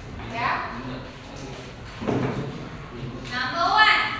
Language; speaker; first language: English; non-native, learner; Indonesian